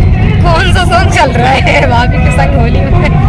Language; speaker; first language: Hindi; native; Hindi